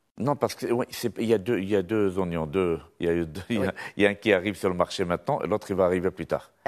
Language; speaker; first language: French; non-native, local second language; Arabic